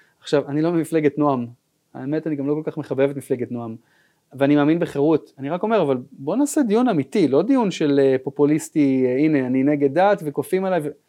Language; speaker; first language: Hebrew; native; Hebrew